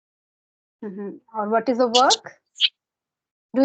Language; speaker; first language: English; non-native, fluent; Hindi